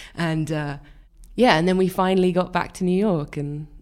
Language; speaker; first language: English; native; English